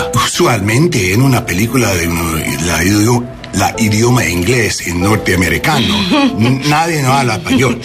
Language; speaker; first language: Spanish; non-native, learner; English